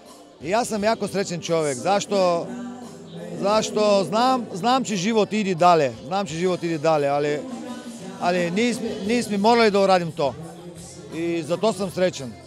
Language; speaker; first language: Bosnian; non-native, learner; Bulgarian